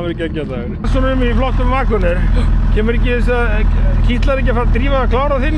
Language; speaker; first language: Icelandic; native; Icelandic